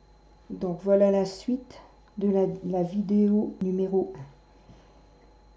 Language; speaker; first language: French; native; French